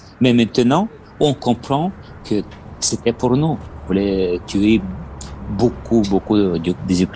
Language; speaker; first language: French; non-native, fluent; Ukrainian